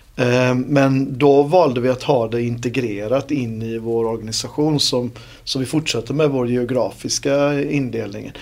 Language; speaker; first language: Swedish; native; Swedish